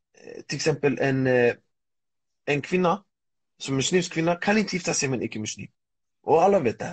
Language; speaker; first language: Swedish; early bilingual, other home language; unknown